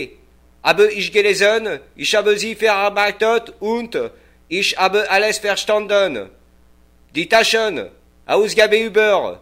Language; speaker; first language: German; non-native, learner; French